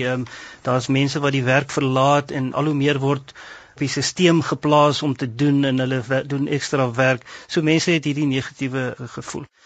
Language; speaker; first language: Afrikaans; native; Afrikaans